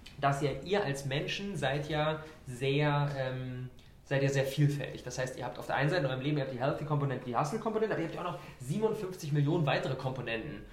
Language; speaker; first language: German; native; German